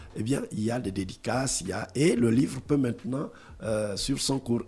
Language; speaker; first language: French; non-native, local second language; Lingala